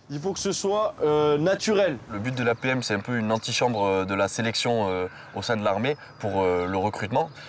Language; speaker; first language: French; native; French